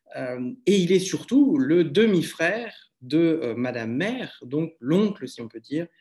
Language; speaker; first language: French; native; French